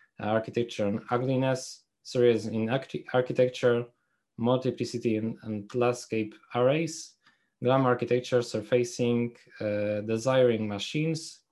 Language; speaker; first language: English; non-native, fluent; Polish